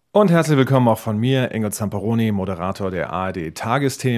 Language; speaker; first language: German; native; German